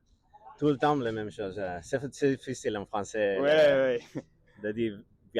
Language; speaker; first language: French; non-native, learner; Catalan